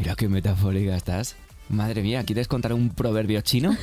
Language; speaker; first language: Spanish; native; Spanish